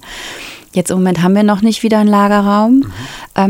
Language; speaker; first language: German; native; German